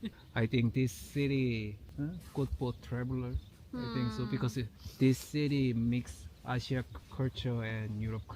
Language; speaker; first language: English; non-native, learner; Korean